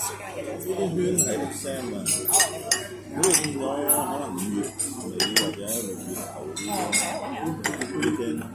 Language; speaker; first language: Cantonese; native; Cantonese